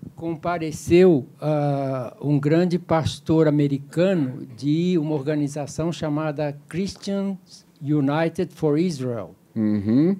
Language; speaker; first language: Portuguese; non-native, fluent; French